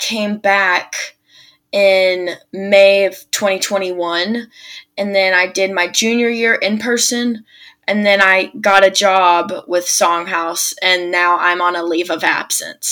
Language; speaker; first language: English; native; English